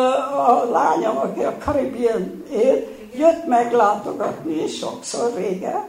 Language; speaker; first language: Hungarian; early bilingual, heritage; Hungarian